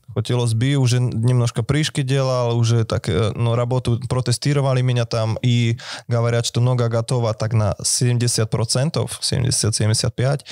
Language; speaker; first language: Russian; non-native, fluent; Slovak